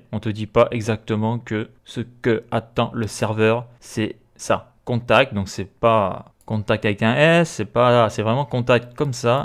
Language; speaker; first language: French; native; French